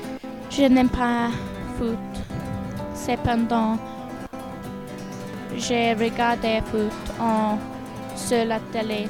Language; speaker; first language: French; non-native, learner; English